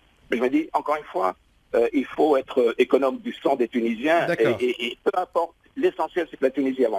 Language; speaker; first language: French; non-native, local second language; Arabic